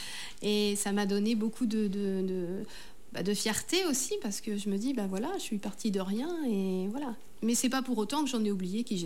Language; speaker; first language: French; native; French